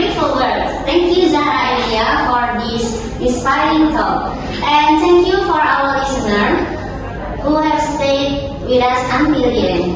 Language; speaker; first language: English; non-native, learner; Indonesian